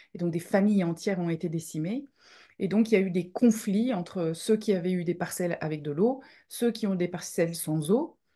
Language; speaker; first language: French; native; French